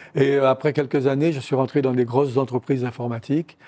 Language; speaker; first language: French; native; French